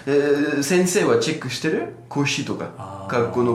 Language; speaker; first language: Japanese; non-native, fluent; French